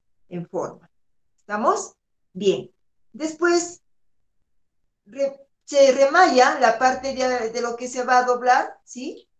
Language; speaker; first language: Spanish; native; Spanish